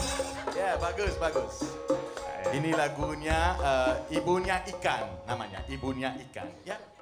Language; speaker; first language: Indonesian; non-native, fluent; French